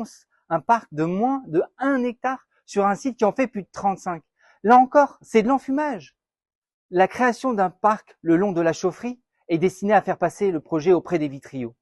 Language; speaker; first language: French; native; French